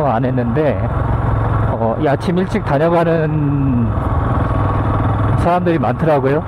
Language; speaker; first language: Korean; native; Korean